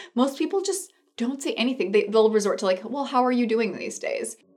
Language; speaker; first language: English; non-native, fluent; Spanish